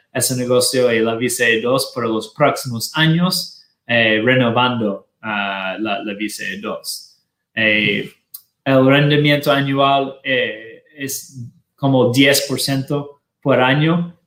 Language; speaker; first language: Spanish; non-native, fluent; Portuguese